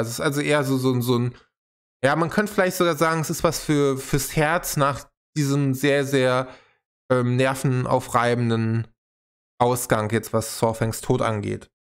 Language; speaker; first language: German; native; German